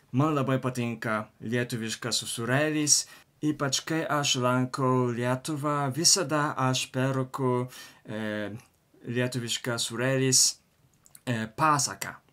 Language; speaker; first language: Lithuanian; non-native, learner; Japanese